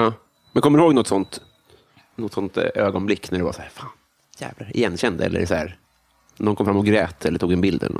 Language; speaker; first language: Swedish; native; Swedish